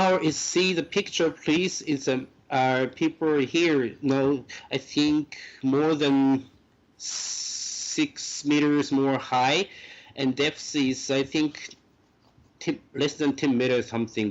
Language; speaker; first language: English; non-native, fluent; Japanese